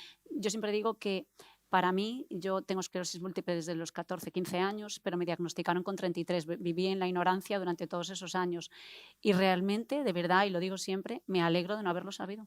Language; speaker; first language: Spanish; native; Spanish